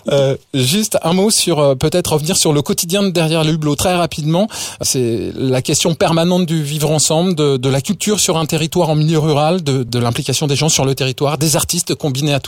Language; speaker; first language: French; native; French